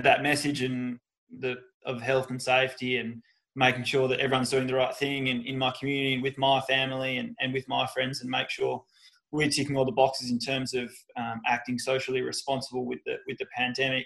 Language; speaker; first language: English; native; English